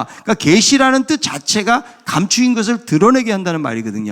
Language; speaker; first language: Korean; native; Korean